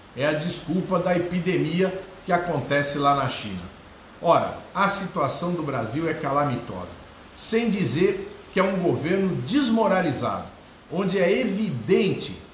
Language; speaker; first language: Portuguese; native; Portuguese